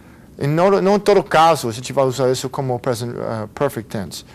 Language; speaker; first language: Portuguese; non-native, fluent; Spanish